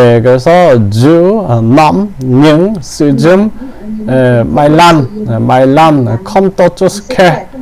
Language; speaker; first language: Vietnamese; non-native, learner; Korean